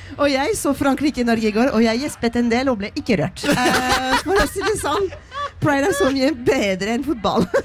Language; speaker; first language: Norwegian; non-native, fluent; French